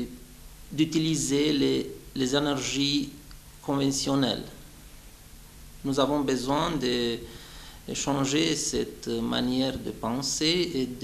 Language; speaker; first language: French; non-native, fluent; Romanian